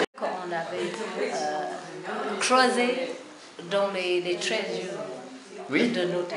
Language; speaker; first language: French; non-native, fluent; English